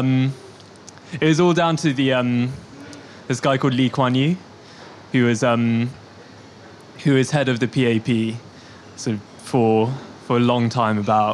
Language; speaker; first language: English; native; English